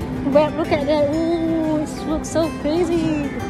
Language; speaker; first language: English; non-native, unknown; Indonesian